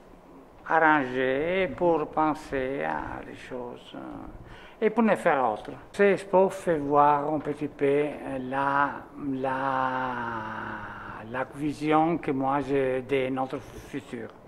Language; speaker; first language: French; non-native, fluent; Italian